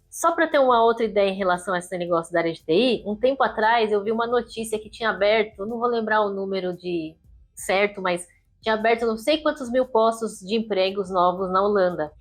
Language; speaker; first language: Portuguese; native; Portuguese